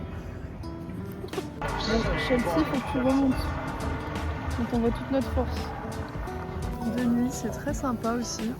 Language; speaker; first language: French; native; French